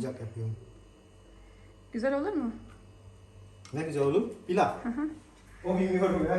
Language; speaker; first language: Turkish; non-native, learner; Indonesian